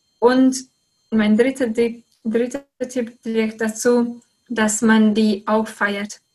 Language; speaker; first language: German; non-native, fluent; Hungarian